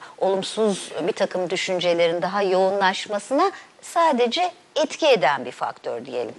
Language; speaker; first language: Turkish; native; Turkish